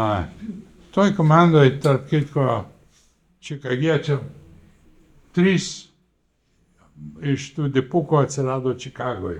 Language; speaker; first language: Lithuanian; native; Lithuanian